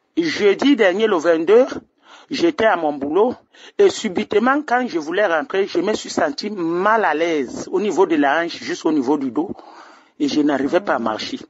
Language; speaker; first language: French; non-native, local second language; Rundi